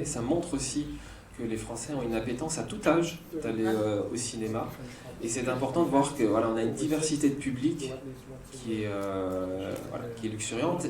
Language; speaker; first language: French; native; French